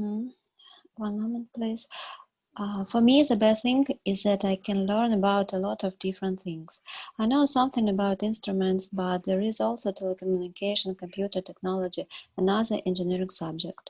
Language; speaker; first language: English; non-native, learner; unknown